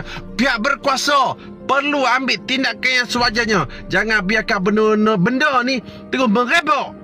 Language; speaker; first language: Malay; native; Malay